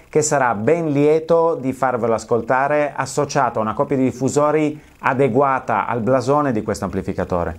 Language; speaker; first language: Italian; native; Italian